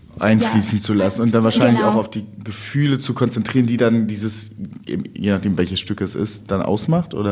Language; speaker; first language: German; native; German